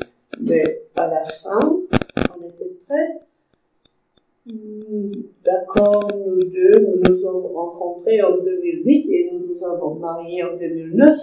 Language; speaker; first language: French; non-native, fluent; German